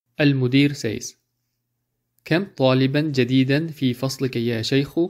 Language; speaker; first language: Arabic; non-native, fluent; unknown